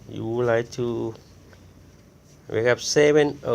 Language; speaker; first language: English; non-native, learner; Thai